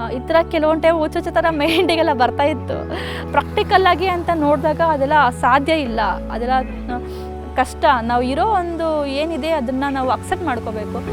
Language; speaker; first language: Kannada; native; Kannada